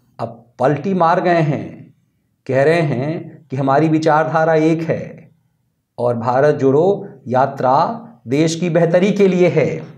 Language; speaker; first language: Hindi; native; Hindi